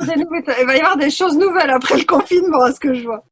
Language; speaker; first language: French; native; French